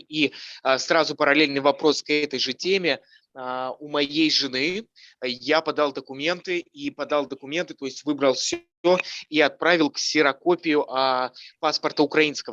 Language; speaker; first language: Russian; native; Russian